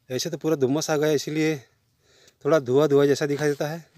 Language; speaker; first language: Hindi; non-native, local second language; Gujarati